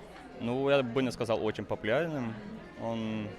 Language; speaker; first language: Russian; non-native, fluent; Norwegian